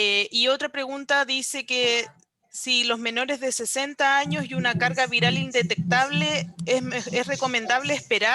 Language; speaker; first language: Spanish; native; Spanish